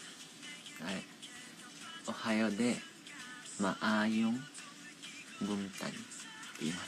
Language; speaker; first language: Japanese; early bilingual, other home language; Filipino